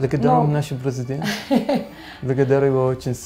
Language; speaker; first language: Russian; non-native, learner; Arabic